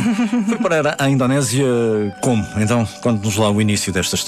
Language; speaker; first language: Portuguese; native; Portuguese